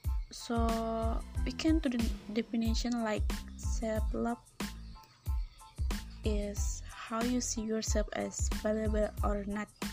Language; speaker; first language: English; non-native, learner; Indonesian